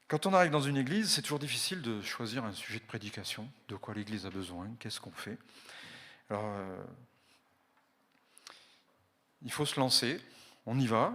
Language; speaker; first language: French; native; French